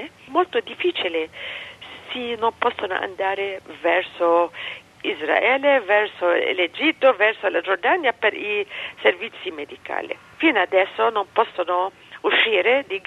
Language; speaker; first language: Italian; non-native, fluent; Arabic